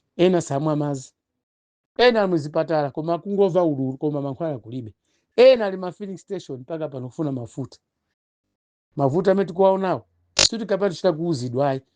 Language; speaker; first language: Nyanja; non-native, local second language; Tumbuka